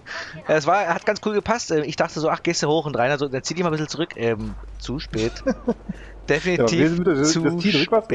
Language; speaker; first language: German; native; German